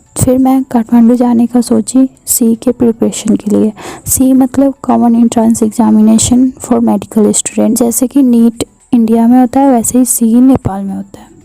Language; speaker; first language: Hindi; native; Hindi